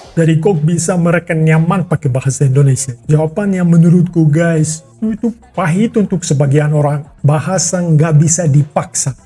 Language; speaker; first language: Indonesian; non-native, fluent; Russian